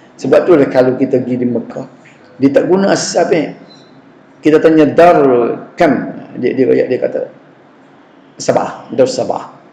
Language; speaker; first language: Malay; native; Malay